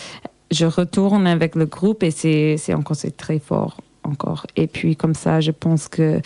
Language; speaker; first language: French; non-native, learner; English